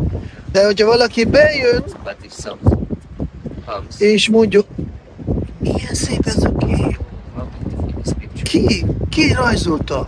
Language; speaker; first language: Hungarian; non-native, fluent; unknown